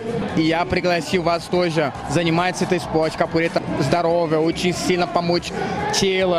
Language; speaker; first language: Russian; non-native, learner; Portuguese